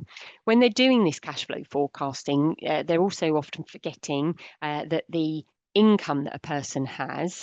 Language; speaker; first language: English; native; English